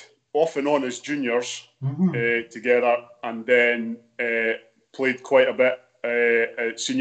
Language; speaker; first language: English; native; English